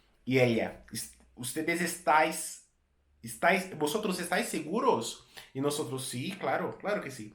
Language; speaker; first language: Spanish; non-native, fluent; Portuguese